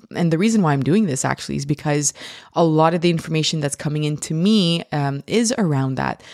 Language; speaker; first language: English; native; English